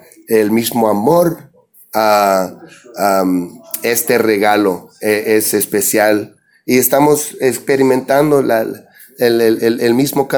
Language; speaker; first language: Spanish; early bilingual, heritage; English